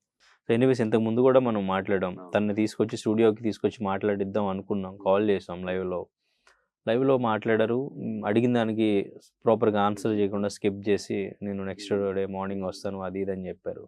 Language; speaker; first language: Telugu; native; Telugu